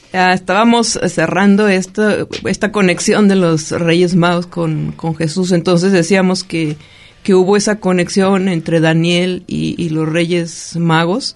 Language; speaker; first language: Spanish; native; Spanish